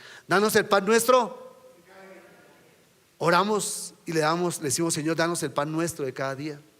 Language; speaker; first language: Spanish; native; Spanish